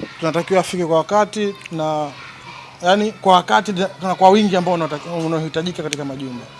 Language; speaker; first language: Swahili; native; Swahili